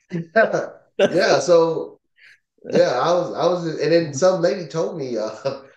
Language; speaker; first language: English; native; English